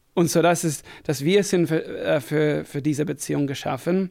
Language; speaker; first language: German; non-native, fluent; English